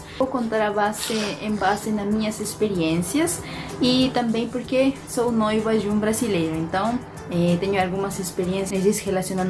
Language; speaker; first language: Portuguese; non-native, fluent; Spanish